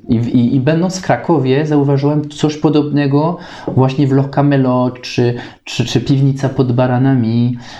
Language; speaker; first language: Polish; non-native, fluent; French